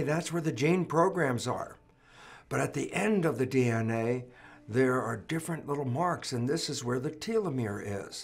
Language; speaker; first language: English; native; English